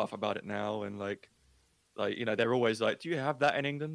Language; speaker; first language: English; native; English